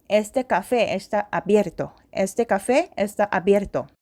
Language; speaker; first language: Spanish; non-native, learner; Korean